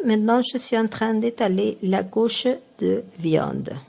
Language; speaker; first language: French; non-native, fluent; Spanish